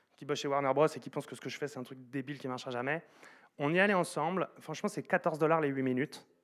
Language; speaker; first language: French; native; French